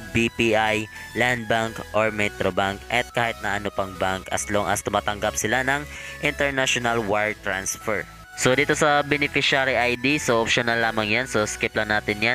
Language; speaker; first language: Filipino; native; Filipino